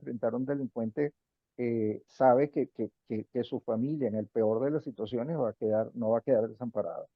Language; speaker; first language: Spanish; native; Spanish